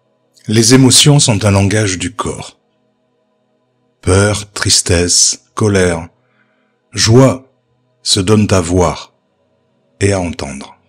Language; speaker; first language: French; native; French